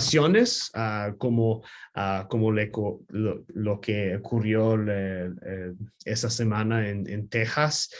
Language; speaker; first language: Spanish; non-native, learner; English